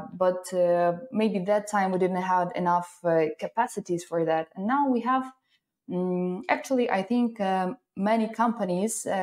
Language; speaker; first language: English; non-native, fluent; Ukrainian